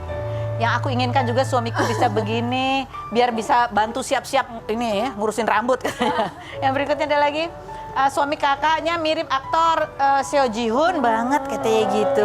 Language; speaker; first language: Indonesian; native; Indonesian